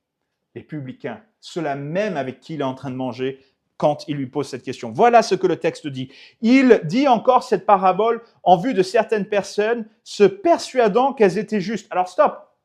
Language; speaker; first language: French; native; French